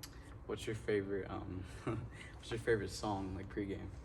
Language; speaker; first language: English; native; English